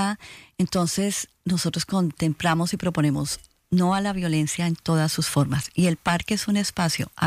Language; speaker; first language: Spanish; native; Spanish